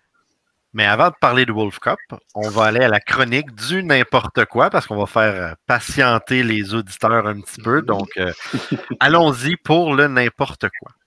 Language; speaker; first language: French; native; French